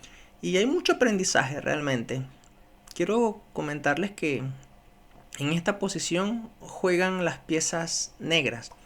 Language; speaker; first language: Spanish; native; Spanish